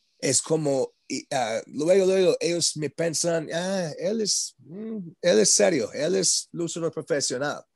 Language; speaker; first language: Spanish; non-native, learner; English